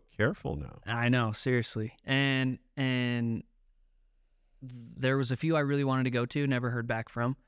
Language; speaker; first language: English; native; English